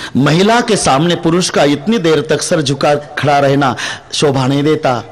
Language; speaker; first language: Hindi; non-native, local second language; Marathi